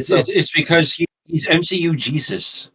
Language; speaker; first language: English; native; English